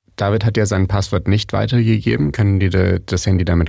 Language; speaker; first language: German; native; German